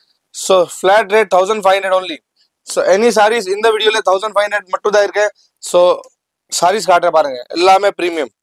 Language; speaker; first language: Tamil; non-native, local second language; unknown